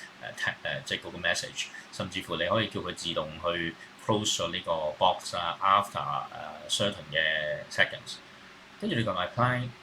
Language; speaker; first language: Cantonese; native; Cantonese